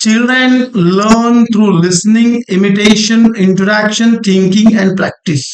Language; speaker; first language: Hindi; non-native, local second language; Marathi